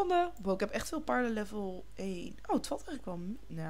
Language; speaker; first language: Dutch; native; Dutch